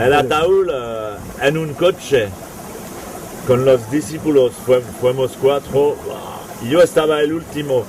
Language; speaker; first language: Spanish; non-native, fluent; French